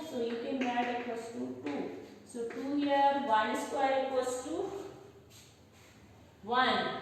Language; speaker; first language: English; non-native, local second language; Hindi